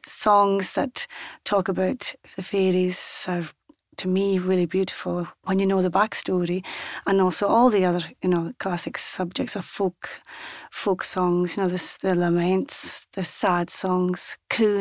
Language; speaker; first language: English; non-native, local second language; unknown